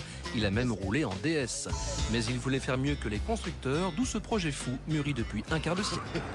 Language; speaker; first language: French; native; French